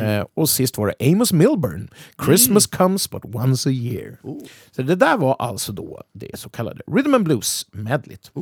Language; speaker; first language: Swedish; native; Swedish